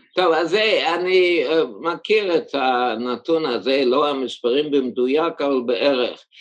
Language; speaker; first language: Hebrew; early bilingual, heritage; German